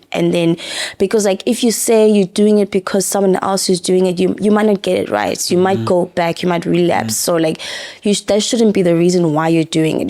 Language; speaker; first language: English; non-native, local second language; Zulu